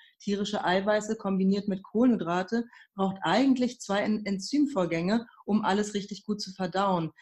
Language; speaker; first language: German; early bilingual, other home language; Persian